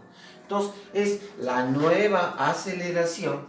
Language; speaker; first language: Spanish; native; Spanish